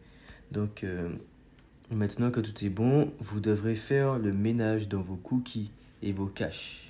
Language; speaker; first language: French; native; French